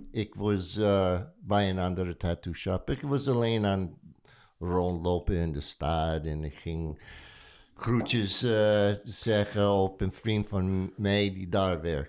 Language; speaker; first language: Dutch; non-native, learner; English